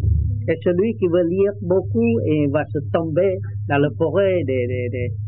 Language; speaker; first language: French; non-native, learner; Vietnamese